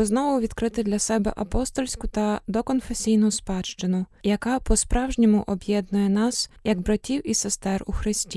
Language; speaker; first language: Ukrainian; native; Ukrainian